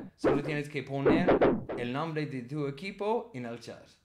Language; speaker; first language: Spanish; non-native, learner; English